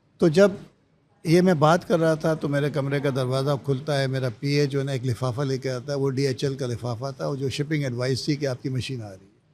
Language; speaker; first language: Urdu; native; Urdu